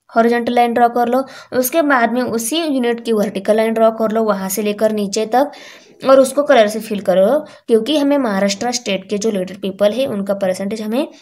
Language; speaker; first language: Hindi; non-native, local second language; Marathi